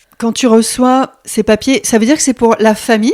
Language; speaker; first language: French; native; French